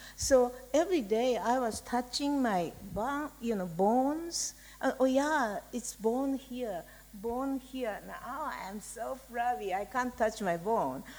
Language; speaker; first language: English; non-native, fluent; Japanese